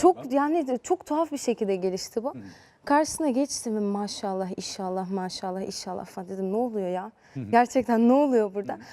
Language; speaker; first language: Turkish; early bilingual, heritage; Turkish